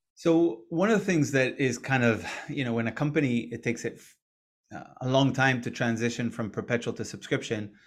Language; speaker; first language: English; non-native, fluent; Hebrew